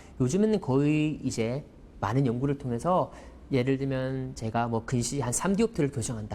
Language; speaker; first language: Korean; native; Korean